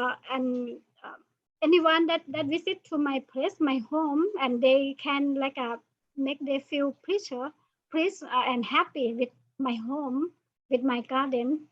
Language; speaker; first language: English; non-native, learner; Thai